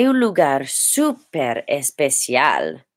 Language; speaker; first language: Spanish; non-native, learner; English